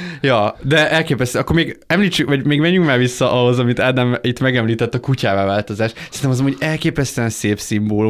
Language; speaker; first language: Hungarian; native; Hungarian